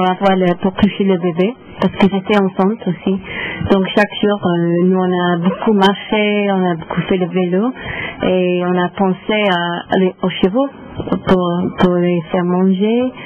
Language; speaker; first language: French; non-native, learner; English